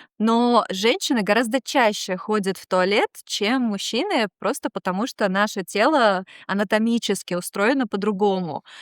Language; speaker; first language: Russian; native; Russian